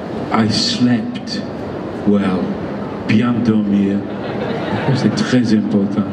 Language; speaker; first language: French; non-native, learner; English